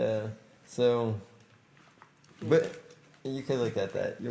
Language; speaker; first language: English; native; English